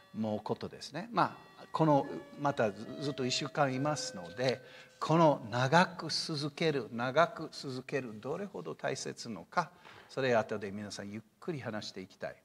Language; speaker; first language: Japanese; non-native, fluent; English